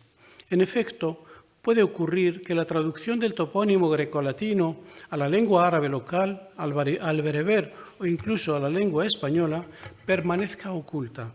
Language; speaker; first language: Spanish; non-native, fluent; Arabic